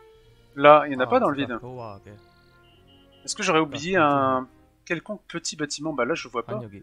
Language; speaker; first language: French; native; French